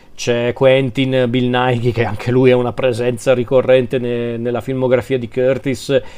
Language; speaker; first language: Italian; native; Italian